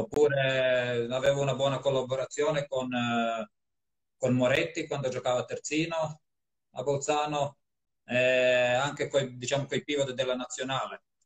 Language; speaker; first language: Italian; non-native, fluent; Croatian